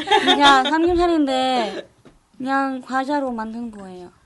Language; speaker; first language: Korean; non-native, learner; Spanish